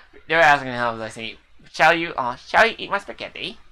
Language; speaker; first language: English; native; English